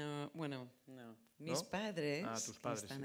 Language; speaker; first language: Spanish; non-native, fluent; English